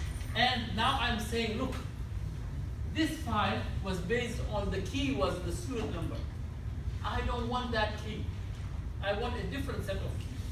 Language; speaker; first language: English; non-native, fluent; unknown